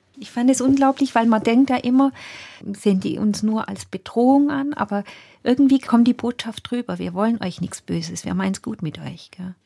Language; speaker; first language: German; native; German